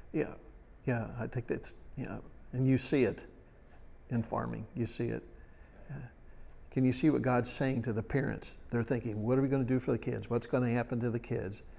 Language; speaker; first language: English; native; English